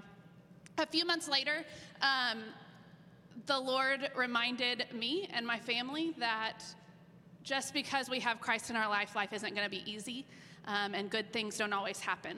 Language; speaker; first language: English; native; English